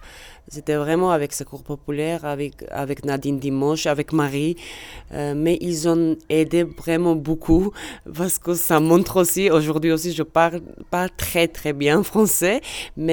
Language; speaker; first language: French; non-native, learner; Georgian